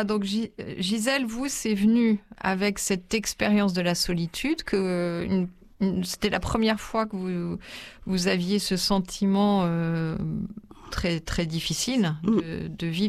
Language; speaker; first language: French; native; French